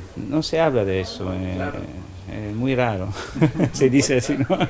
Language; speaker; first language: Spanish; non-native, learner; Italian